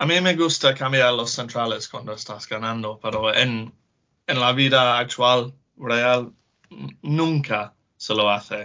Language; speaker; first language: Spanish; non-native, learner; English